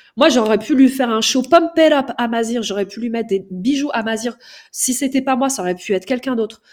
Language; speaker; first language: French; native; French